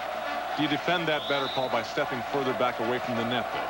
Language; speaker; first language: English; native; English